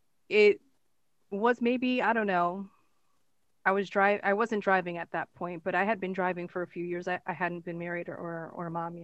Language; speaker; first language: English; native; English